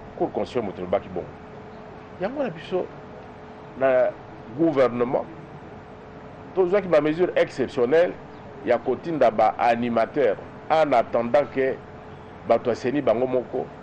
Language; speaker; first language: Lingala; non-native, local second language; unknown